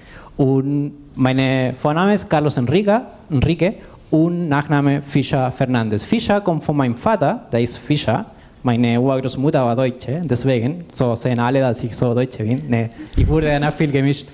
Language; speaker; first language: German; non-native, fluent; Spanish